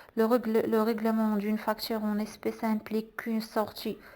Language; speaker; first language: French; non-native, local second language; Arabic